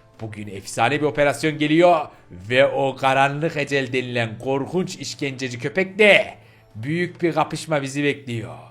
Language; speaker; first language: Turkish; native; Turkish